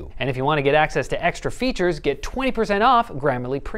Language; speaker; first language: English; native; English